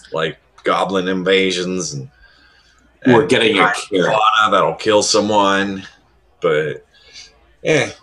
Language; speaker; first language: English; native; English